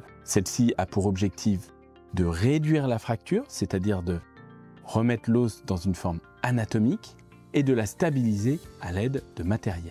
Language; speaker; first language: French; native; French